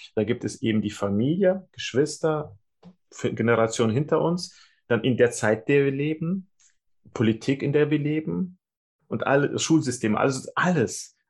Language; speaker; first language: German; early bilingual, other home language; Russian